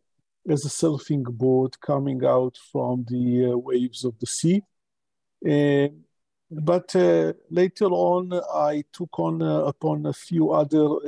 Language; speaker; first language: English; non-native, local second language; Hebrew